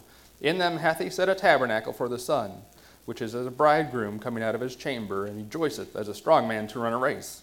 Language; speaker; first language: English; native; English